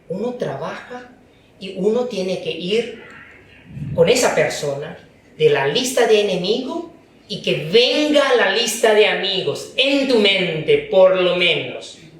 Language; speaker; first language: Spanish; non-native, fluent; Chinese